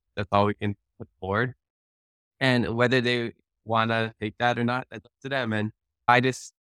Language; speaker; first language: English; early bilingual, other home language; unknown